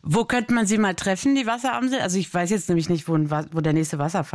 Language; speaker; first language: German; native; German